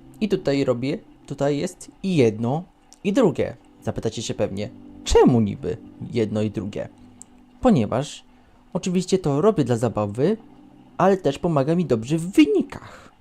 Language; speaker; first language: Polish; native; Polish